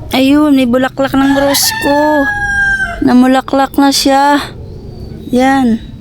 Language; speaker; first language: Filipino; non-native, local second language; Masbatenyo